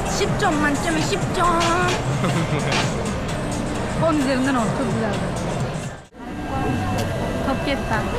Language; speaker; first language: Korean; non-native, fluent; Turkish